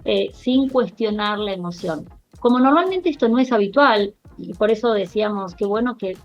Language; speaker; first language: Spanish; native; Spanish